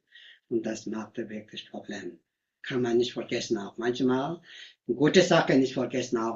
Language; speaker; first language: German; non-native, learner; Tibetan